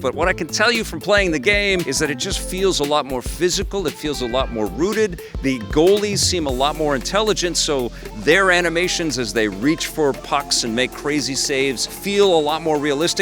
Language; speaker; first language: English; native; English